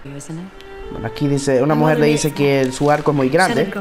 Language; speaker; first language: Spanish; native; Spanish